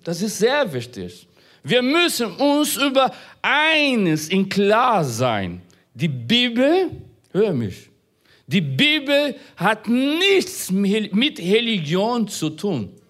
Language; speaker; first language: German; non-native, fluent; Portuguese